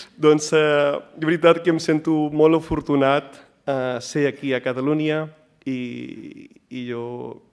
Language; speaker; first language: Catalan; non-native, fluent; Punjabi